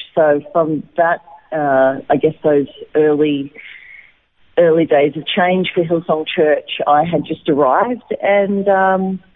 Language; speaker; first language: English; native; English